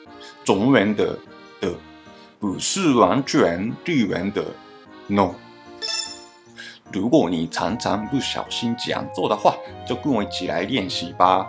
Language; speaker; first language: Chinese; non-native, fluent; Japanese